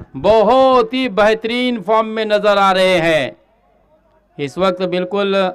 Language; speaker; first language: Hindi; non-native, local second language; Marathi